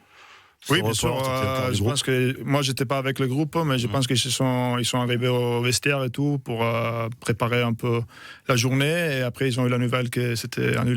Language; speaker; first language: French; non-native, fluent; Italian